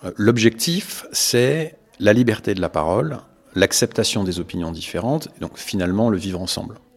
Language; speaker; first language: French; native; French